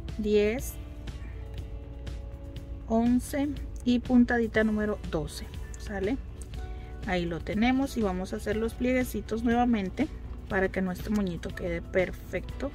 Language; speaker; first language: Spanish; native; Spanish